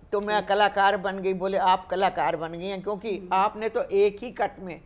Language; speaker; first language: Hindi; native; Hindi